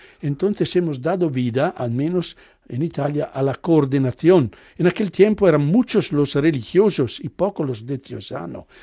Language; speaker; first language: Spanish; non-native, fluent; Italian